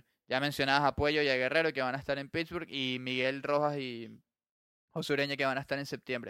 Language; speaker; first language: Spanish; native; Spanish